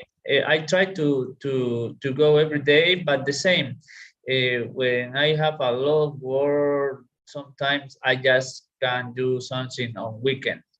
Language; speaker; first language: English; non-native, learner; Spanish